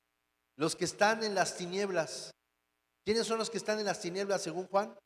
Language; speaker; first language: Spanish; native; Spanish